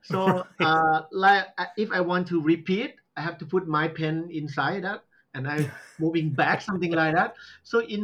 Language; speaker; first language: English; non-native, learner; Thai